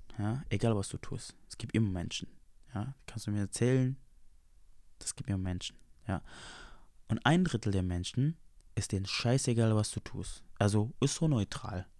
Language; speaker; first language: German; non-native, fluent; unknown